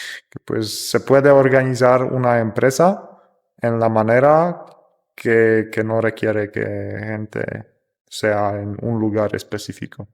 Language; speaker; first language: Spanish; non-native, fluent; Polish